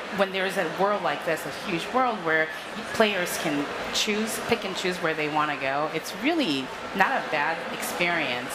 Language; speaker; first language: English; non-native, fluent; Japanese